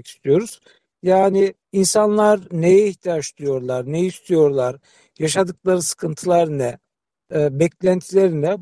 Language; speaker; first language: Turkish; native; Turkish